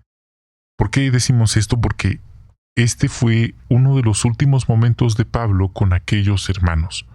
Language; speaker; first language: Spanish; native; Spanish